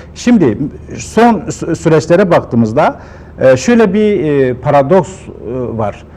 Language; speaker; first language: Turkish; non-native, local second language; Kurdish